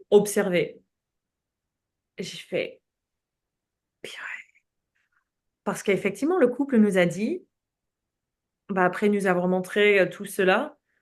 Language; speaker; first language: French; non-native, fluent; English